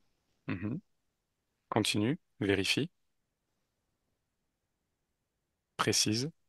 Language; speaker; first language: French; native; French